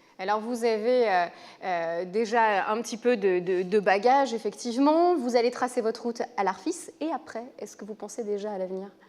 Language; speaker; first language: French; native; French